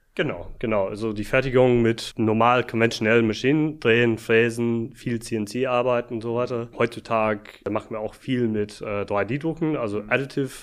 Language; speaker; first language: German; non-native, fluent; English